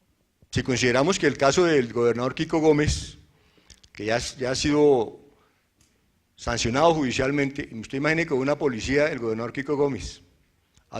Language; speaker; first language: Spanish; native; Spanish